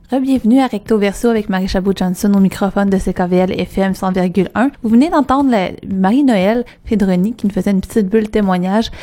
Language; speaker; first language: French; native; French